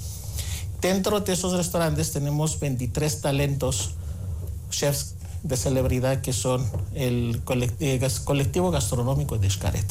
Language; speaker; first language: Spanish; non-native, fluent; Greek